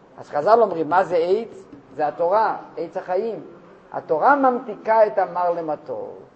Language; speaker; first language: Hebrew; non-native, fluent; Russian